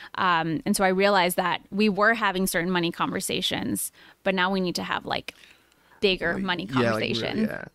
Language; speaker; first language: English; early bilingual, other home language; Spanish